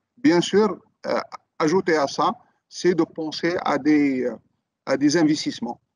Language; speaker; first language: French; non-native, local second language; Arabic